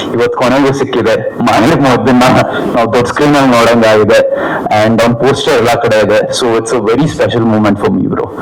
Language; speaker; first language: Kannada; native; Kannada